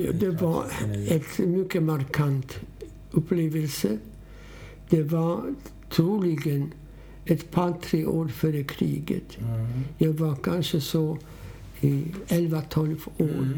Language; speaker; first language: Swedish; non-native, fluent; Polish